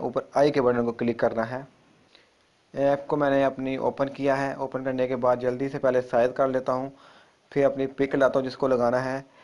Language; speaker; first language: Urdu; non-native, local second language; Punjabi